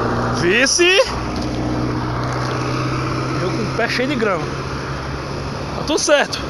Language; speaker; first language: Portuguese; native; Portuguese